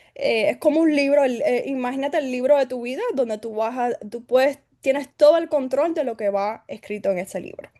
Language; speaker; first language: Spanish; early bilingual, heritage; Spanish